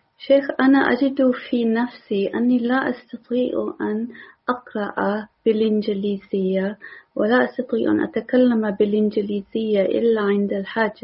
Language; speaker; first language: Arabic; non-native, learner; English